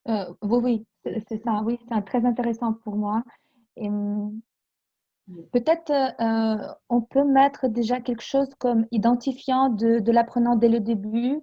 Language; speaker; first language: French; non-native, fluent; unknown